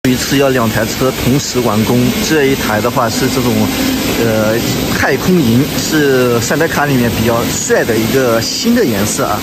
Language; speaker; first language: Chinese; native; Chinese